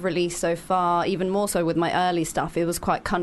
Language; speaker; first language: English; non-native, fluent; Norwegian